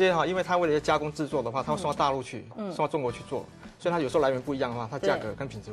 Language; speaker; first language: Chinese; native; Chinese